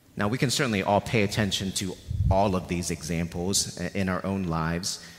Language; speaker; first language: English; non-native, local second language; Cantonese